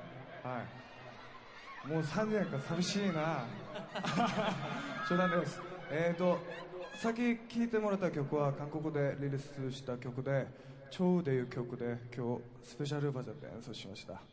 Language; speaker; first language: Japanese; non-native, fluent; Korean